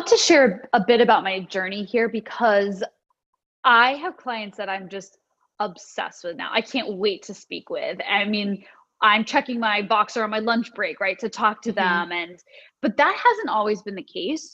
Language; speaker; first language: English; native; English